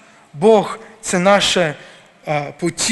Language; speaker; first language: Ukrainian; early bilingual, heritage; Ukrainian